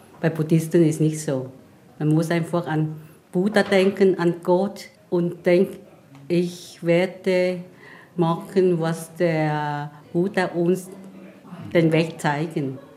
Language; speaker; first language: German; non-native, learner; Vietnamese